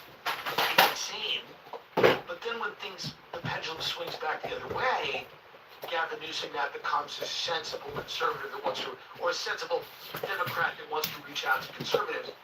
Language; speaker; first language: English; native; English